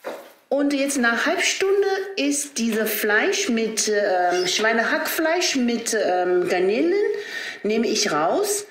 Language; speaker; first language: German; non-native, learner; Chinese